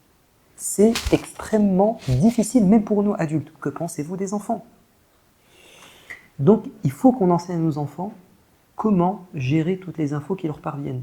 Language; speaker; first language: French; native; French